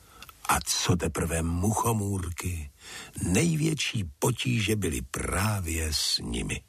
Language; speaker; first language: Czech; native; Czech